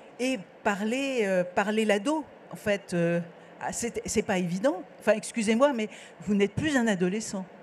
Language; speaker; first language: French; native; French